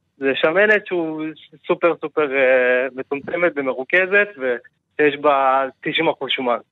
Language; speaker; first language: Hebrew; non-native, fluent; Turkish